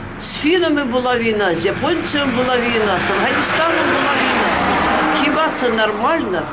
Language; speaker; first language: Ukrainian; non-native, local second language; Russian